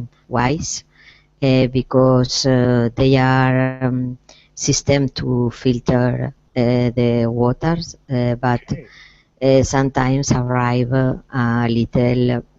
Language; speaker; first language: English; non-native, learner; Spanish